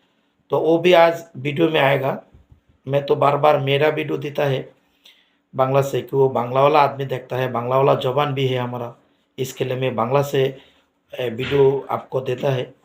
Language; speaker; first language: Hindi; non-native, learner; Bangla